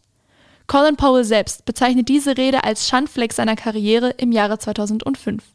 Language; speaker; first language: German; native; German